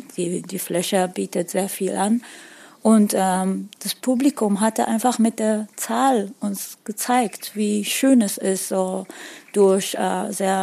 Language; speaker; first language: German; non-native, fluent; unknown